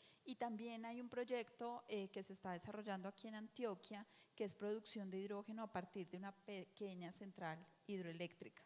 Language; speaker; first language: Spanish; native; Spanish